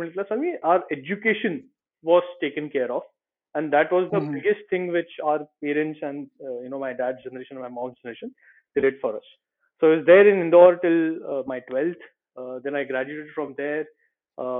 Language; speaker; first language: English; non-native, local second language; Marathi